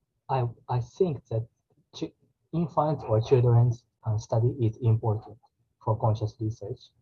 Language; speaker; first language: English; non-native, learner; Japanese